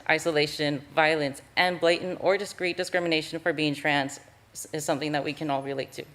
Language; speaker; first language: English; native; English